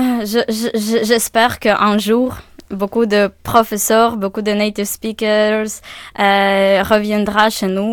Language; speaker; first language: French; non-native, fluent; Ukrainian